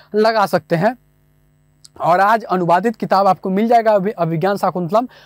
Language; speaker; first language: Hindi; native; Hindi